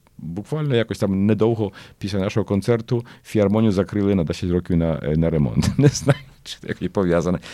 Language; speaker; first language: Ukrainian; early bilingual, heritage; Ukrainian